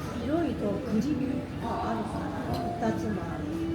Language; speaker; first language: Japanese; non-native, learner; Korean